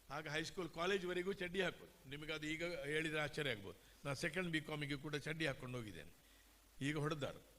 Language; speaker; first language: Kannada; native; Kannada